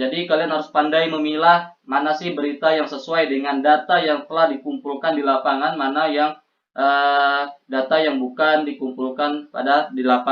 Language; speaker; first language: Indonesian; native; Indonesian